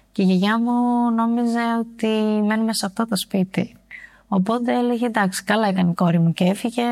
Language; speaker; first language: Greek; early bilingual, other home language; Albanian